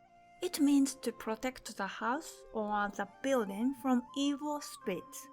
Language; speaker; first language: English; non-native, fluent; Japanese